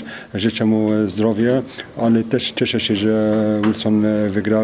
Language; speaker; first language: Polish; non-native, fluent; French